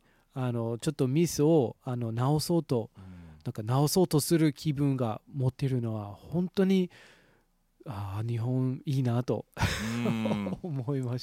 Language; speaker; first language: Japanese; non-native, fluent; English